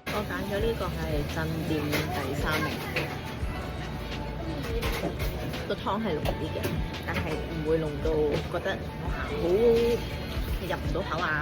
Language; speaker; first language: Cantonese; native; Cantonese